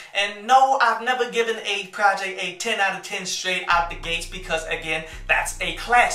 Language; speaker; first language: English; native; English